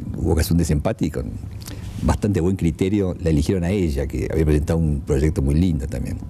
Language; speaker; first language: Spanish; native; Spanish